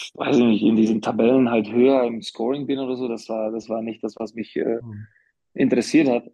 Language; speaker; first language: German; non-native, fluent; Slovak